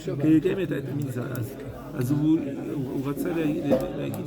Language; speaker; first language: Hebrew; non-native, fluent; French